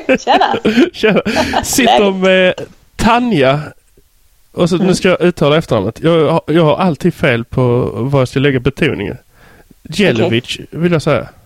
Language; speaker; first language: Swedish; native; Swedish